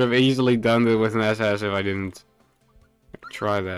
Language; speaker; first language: English; non-native, fluent; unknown